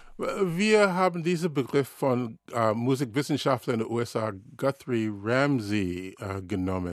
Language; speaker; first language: German; non-native, learner; English